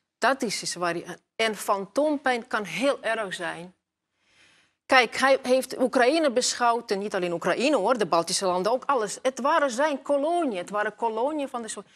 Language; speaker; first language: Dutch; non-native, fluent; Russian